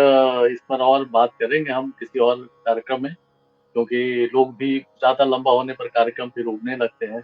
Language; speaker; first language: Hindi; native; Hindi